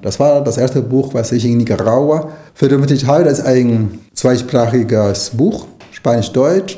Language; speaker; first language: German; non-native, fluent; Spanish